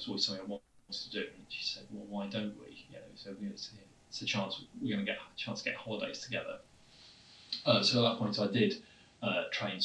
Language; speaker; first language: English; native; English